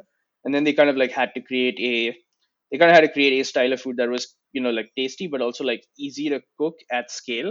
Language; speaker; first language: English; non-native, local second language; Gujarati